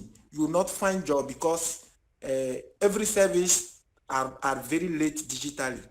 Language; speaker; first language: English; non-native, learner; French